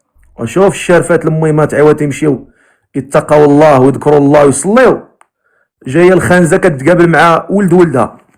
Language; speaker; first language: Arabic; native; Arabic